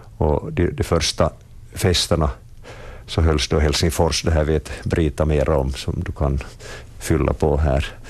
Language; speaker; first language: Swedish; native; Swedish